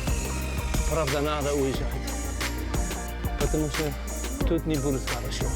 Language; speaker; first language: Russian; non-native, learner; Dutch